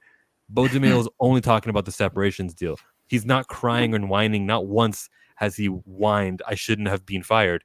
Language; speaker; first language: English; native; English